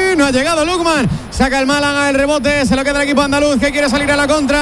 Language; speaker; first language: Spanish; native; Spanish